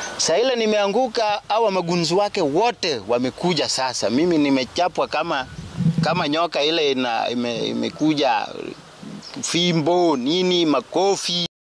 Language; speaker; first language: Swahili; non-native, local second language; Luo (Kenya and Tanzania)